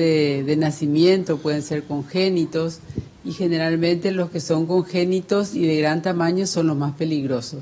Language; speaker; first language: Spanish; native; Spanish